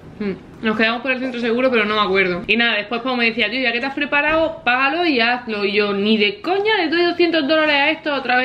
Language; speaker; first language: Spanish; native; Spanish